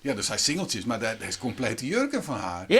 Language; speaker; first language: Dutch; non-native, local second language; Western Frisian